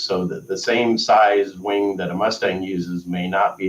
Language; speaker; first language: English; native; English